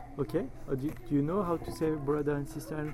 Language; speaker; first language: English; non-native, fluent; French